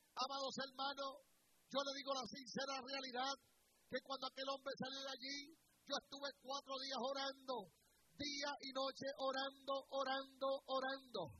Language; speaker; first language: Spanish; native; Spanish